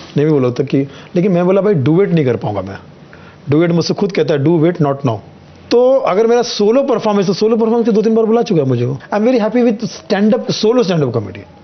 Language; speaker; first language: Hindi; native; Hindi